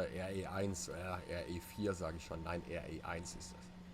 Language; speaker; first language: German; native; German